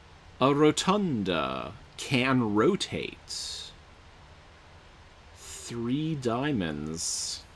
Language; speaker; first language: English; native; English